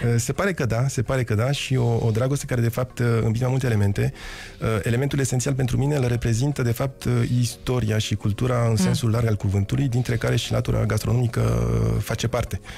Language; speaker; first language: French; non-native, fluent; Romanian